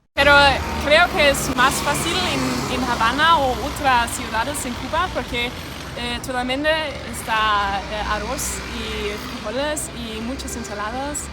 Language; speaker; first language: Spanish; non-native, learner; Danish